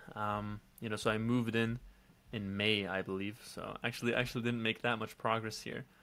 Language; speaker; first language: English; non-native, fluent; Dutch